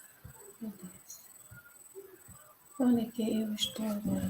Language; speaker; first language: Portuguese; non-native, local second language; Tetum